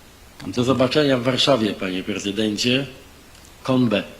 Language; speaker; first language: Polish; native; Polish